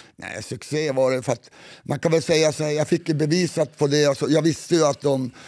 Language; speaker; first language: Swedish; native; Swedish